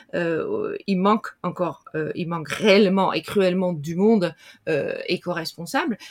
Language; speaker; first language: French; non-native, fluent; Dutch